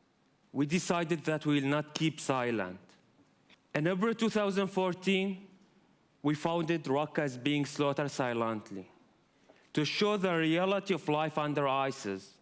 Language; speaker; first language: English; non-native, fluent; Arabic